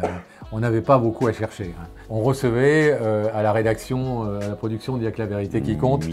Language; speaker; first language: French; native; French